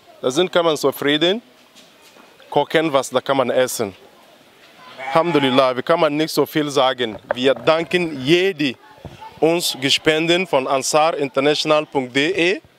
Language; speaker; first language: German; non-native, learner; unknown